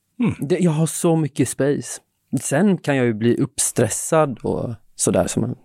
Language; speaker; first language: Swedish; native; Swedish